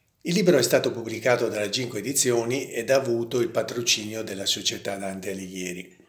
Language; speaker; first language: Italian; native; Italian